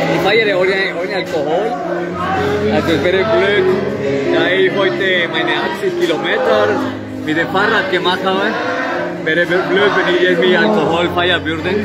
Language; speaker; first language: German; non-native, fluent; Spanish